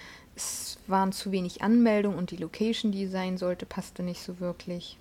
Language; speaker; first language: German; native; German